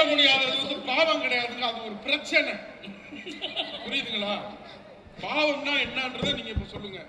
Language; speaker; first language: Tamil; native; Tamil